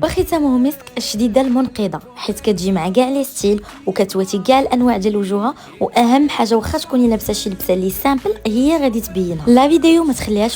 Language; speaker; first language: Arabic; native; Arabic